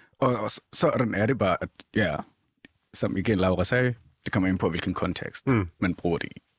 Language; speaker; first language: Danish; non-native, fluent; Somali